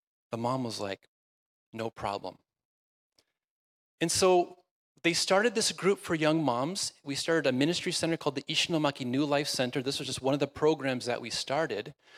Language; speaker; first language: English; native; English